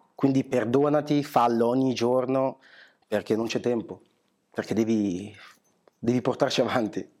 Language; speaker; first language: Italian; early bilingual, other home language; Portuguese